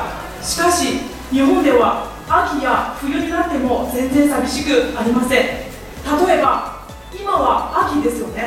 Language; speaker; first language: Japanese; non-native, fluent; Chinese